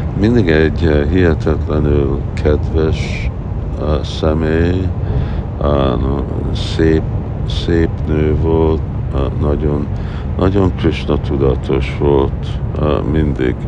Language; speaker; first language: Hungarian; early bilingual, heritage; Hungarian